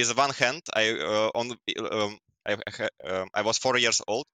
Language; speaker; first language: English; non-native, learner; Russian